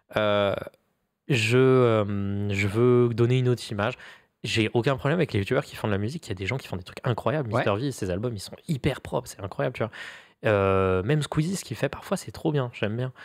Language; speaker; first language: French; native; French